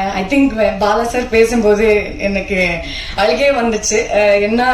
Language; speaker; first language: Tamil; non-native, learner; Kannada